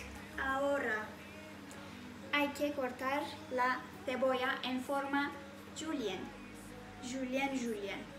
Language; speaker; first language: Spanish; non-native, fluent; Turkish